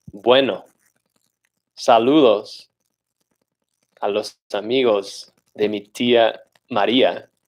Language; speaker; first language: Spanish; non-native, fluent; English